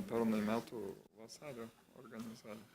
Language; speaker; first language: Lithuanian; native; Lithuanian